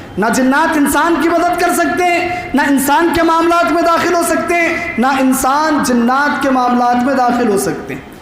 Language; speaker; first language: Urdu; native; Urdu